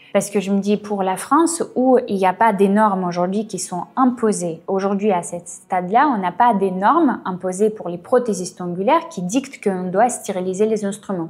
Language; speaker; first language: French; non-native, fluent; Russian